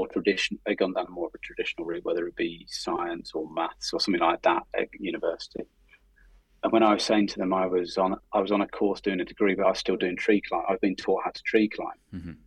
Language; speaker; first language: English; native; English